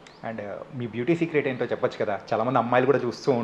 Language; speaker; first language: Telugu; native; Telugu